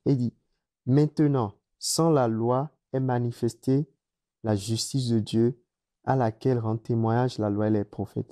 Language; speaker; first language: French; native; French